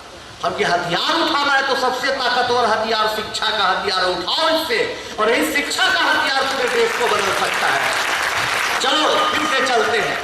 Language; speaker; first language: Hindi; native; Hindi